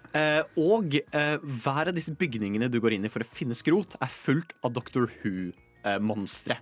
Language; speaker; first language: Norwegian; native; Norwegian